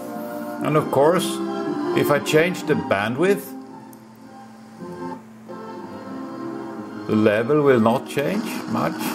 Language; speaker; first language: English; non-native, fluent; Swedish